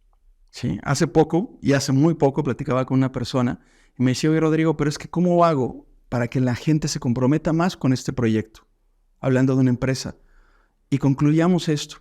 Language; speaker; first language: Spanish; native; Spanish